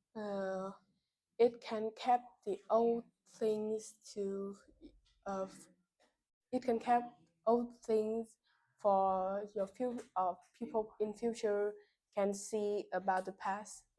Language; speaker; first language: English; non-native, learner; Vietnamese